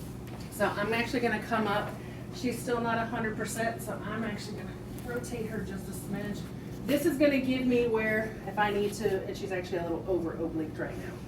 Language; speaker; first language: English; native; English